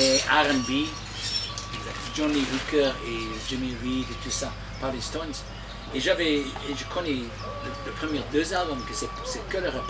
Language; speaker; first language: French; non-native, fluent; English